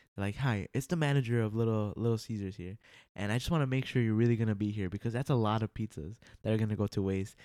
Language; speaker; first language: English; early bilingual, other home language; Spanish